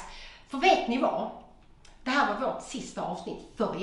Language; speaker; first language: Swedish; native; Swedish